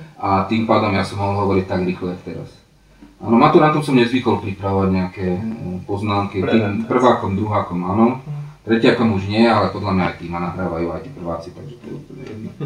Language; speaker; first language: Slovak; non-native, local second language; Hungarian